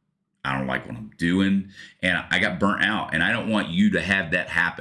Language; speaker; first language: English; native; English